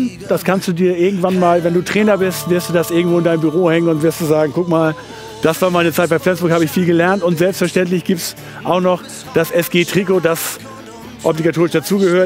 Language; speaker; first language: German; native; German